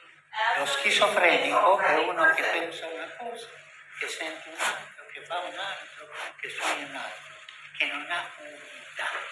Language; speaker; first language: Italian; non-native, fluent; Spanish